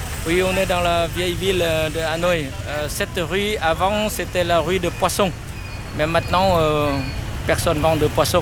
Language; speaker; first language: French; non-native, fluent; Vietnamese